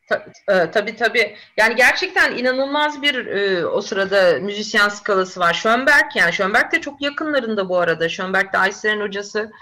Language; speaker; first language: Turkish; native; Turkish